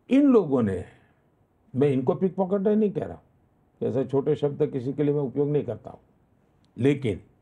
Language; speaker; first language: Hindi; non-native, local second language; Gujarati